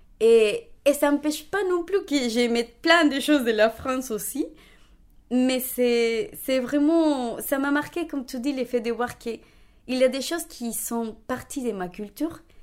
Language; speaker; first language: French; non-native, fluent; Spanish